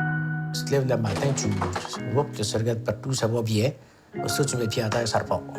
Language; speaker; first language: French; native; French